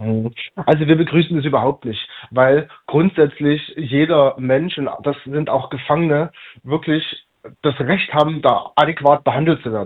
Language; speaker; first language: German; native; German